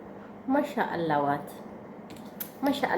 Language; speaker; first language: Arabic; non-native, learner; Oromo